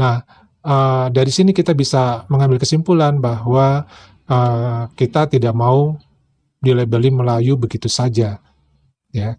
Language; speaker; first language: Indonesian; native; Indonesian